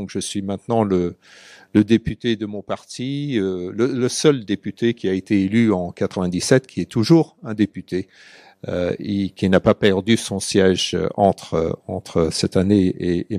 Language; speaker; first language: French; early bilingual, other home language; English